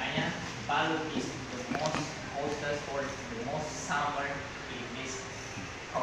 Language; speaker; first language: English; non-native, learner; Indonesian